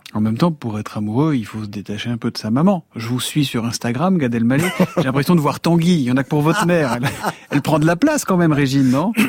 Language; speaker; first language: French; native; French